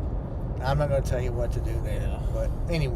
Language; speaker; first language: English; native; English